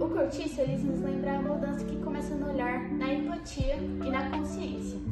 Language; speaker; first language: Portuguese; native; Portuguese